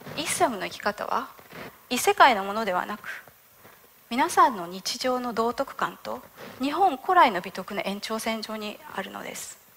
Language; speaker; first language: Japanese; native; Japanese